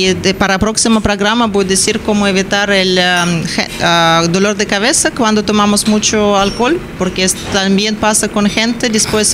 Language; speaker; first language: Spanish; non-native, learner; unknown